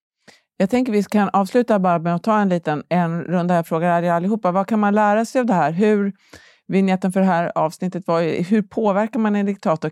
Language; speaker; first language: Swedish; native; Swedish